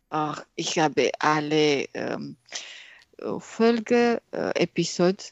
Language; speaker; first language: German; non-native, learner; French